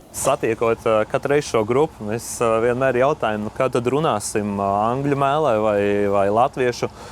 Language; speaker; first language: Latvian; native; Latvian